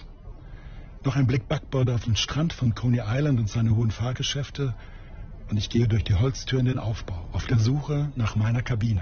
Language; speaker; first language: German; native; German